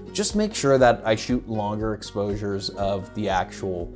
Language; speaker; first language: English; native; English